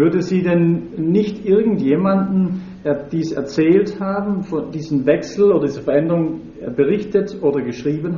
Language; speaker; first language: German; native; German